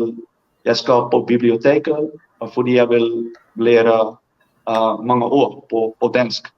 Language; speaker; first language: Swedish; non-native, learner; Dutch